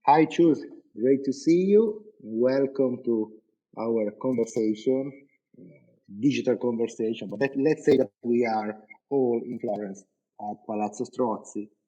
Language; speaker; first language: English; non-native, fluent; Italian